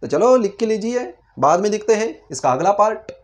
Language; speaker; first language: Hindi; non-native, local second language; Marathi